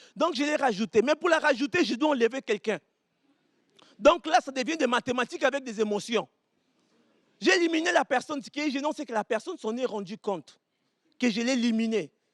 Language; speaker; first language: French; early bilingual, other home language; Lingala